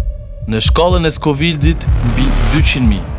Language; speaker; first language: Albanian; native; Albanian